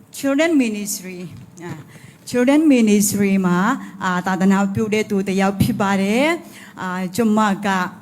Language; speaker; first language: Burmese; non-native, local second language; Hakha Chin